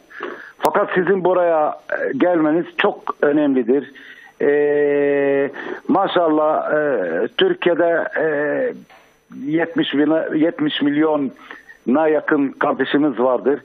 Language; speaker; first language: Turkish; non-native, fluent; Arabic